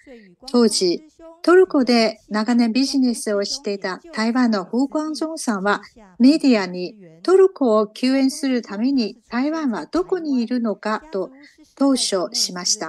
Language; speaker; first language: Japanese; non-native, fluent; Chinese